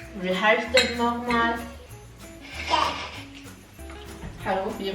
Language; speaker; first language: German; early bilingual, other home language; Filipino